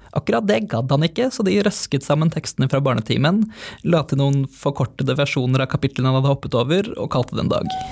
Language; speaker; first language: Norwegian; native; Norwegian